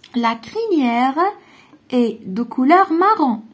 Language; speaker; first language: French; non-native, local second language; Arabic